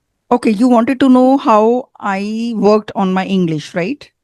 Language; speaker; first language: English; non-native, fluent; Hindi